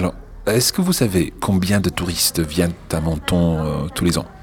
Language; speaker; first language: French; non-native, fluent; English